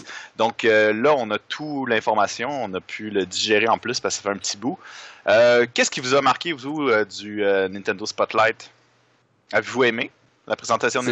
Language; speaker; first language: French; native; French